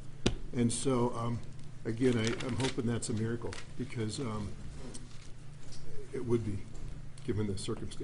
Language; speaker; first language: English; native; English